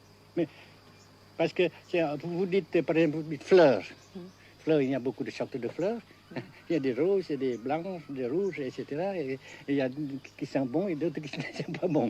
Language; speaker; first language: French; non-native, fluent; Vietnamese